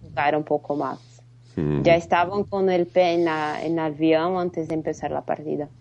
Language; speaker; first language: Spanish; non-native, fluent; Portuguese